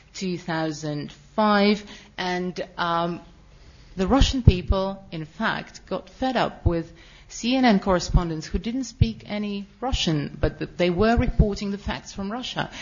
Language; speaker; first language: English; non-native, fluent; Russian